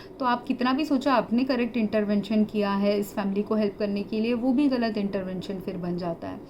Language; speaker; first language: Hindi; early bilingual, heritage; Hindi